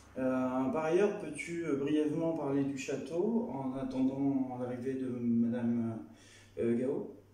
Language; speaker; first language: French; native; French